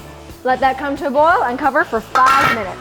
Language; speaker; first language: English; native; English